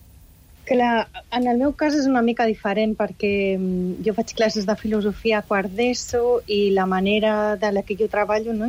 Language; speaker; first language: Catalan; native; Catalan